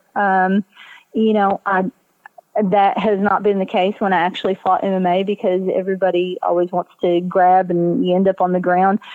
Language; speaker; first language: English; native; English